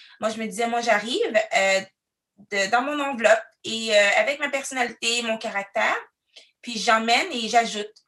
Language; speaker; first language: French; early bilingual, other home language; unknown